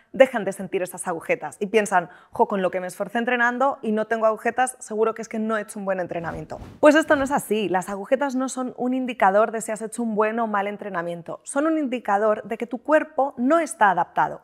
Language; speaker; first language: Spanish; native; Spanish